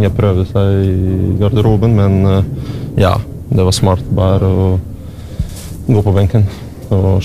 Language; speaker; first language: Norwegian; non-native, learner; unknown